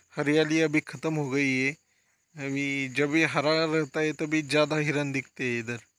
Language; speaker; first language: Hindi; non-native, local second language; Marathi